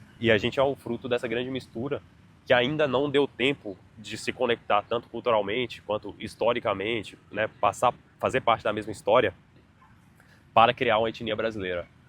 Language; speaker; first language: Portuguese; native; Portuguese